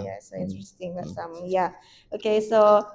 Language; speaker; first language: English; non-native, learner; Indonesian